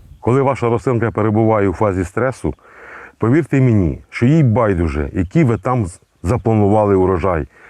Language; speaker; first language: Ukrainian; native; Ukrainian